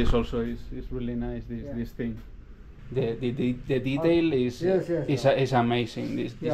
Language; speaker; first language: English; non-native, learner; Spanish